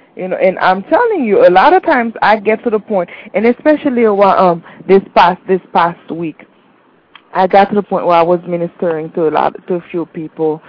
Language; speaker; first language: English; non-native, fluent; Haitian Creole